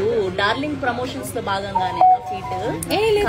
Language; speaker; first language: Telugu; native; Telugu